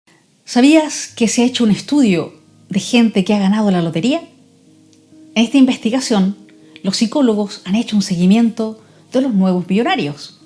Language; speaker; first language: Spanish; native; Spanish